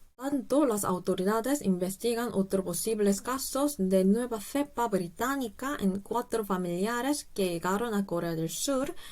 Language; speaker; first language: Spanish; non-native, fluent; Korean